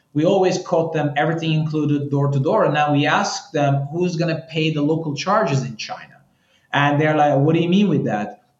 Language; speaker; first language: English; non-native, fluent; Turkish